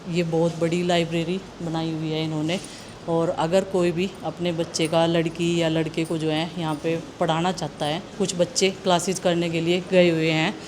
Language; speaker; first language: Hindi; native; Hindi